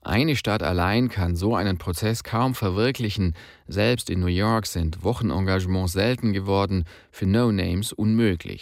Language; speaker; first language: German; native; German